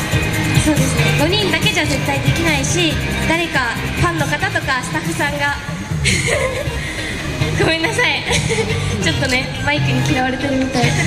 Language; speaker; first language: Japanese; native; Japanese